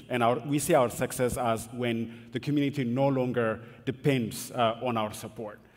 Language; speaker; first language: English; non-native, fluent; Amharic